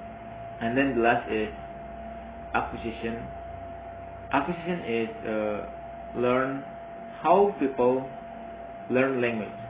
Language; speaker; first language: English; non-native, learner; Indonesian